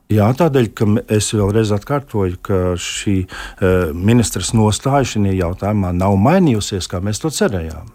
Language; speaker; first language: Latvian; native; Latvian